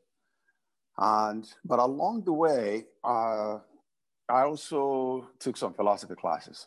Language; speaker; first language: English; non-native, local second language; Igbo